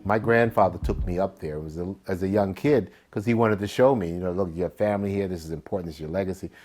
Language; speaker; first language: English; native; English